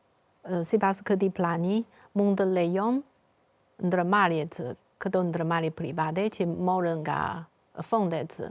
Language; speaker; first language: Albanian; non-native, fluent; Chinese